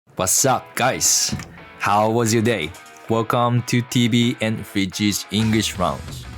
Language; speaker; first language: English; non-native, learner; Japanese